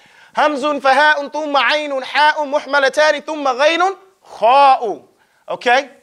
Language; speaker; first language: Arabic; non-native, fluent; English